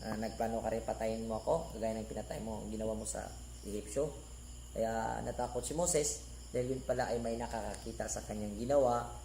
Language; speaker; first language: Filipino; non-native, local second language; Cebuano